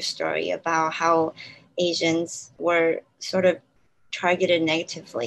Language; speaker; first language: English; non-native, fluent; Chinese